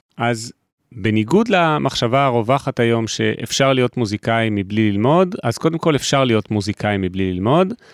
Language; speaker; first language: Hebrew; native; Hebrew